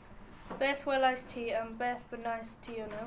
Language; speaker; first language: Welsh; non-native, learner; English